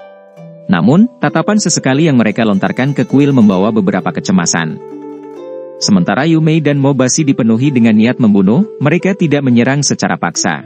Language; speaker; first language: Indonesian; native; Indonesian